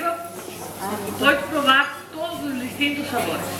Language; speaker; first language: Portuguese; non-native, learner; Dutch